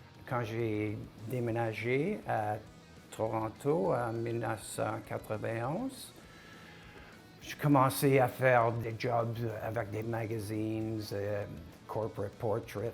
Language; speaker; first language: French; non-native, local second language; English